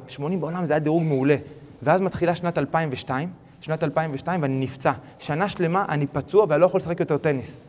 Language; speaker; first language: Hebrew; early bilingual, other home language; Spanish